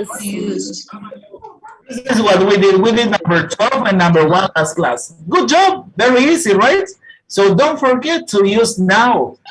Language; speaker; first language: English; non-native, fluent; Spanish